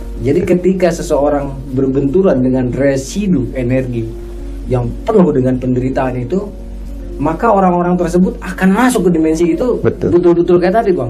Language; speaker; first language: Indonesian; native; Indonesian